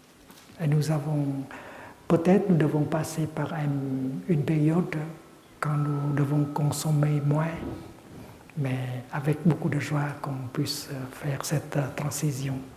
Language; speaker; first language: French; non-native, fluent; Vietnamese